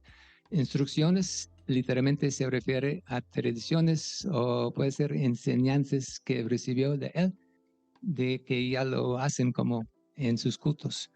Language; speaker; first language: Spanish; non-native, fluent; English